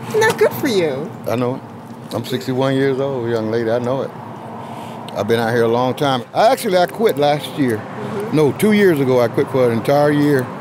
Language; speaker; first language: English; native; English